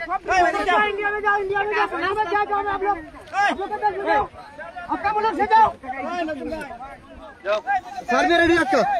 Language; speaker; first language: Hindi; non-native, learner; Bangla